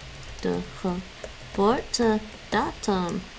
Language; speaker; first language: Dutch; non-native, learner; English